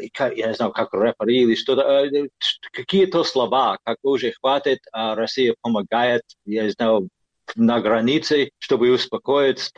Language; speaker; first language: Russian; non-native, fluent; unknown